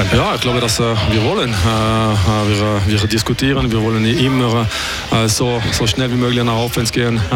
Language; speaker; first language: German; non-native, local second language; French